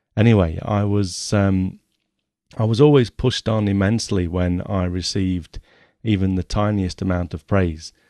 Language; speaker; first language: English; native; English